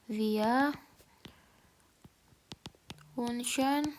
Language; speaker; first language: German; non-native, learner; Indonesian